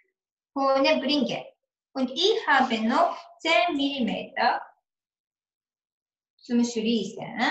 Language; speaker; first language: German; non-native, learner; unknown